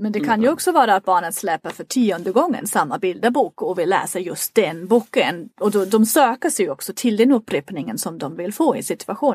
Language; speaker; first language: Swedish; non-native, fluent; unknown